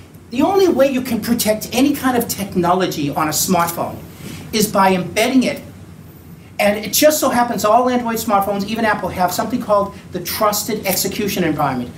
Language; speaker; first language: English; native; English